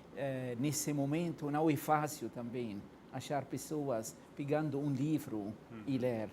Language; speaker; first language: Portuguese; non-native, fluent; Arabic